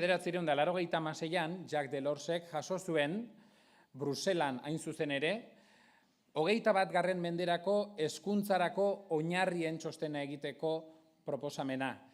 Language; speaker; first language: Basque; non-native, local second language; Spanish